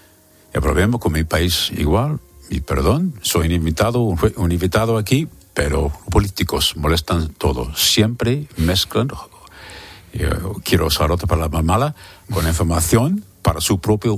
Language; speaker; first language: Spanish; non-native, learner; English